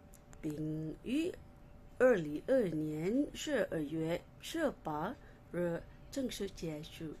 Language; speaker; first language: Chinese; non-native, learner; Malay